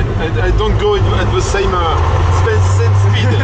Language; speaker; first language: English; non-native, learner; French